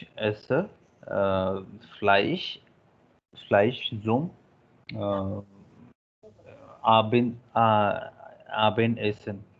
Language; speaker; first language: German; non-native, learner; Hindi